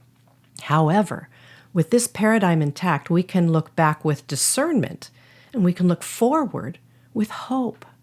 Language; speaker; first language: English; native; English